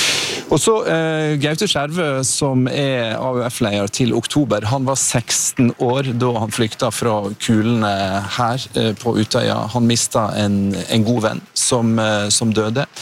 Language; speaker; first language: Norwegian; native; Norwegian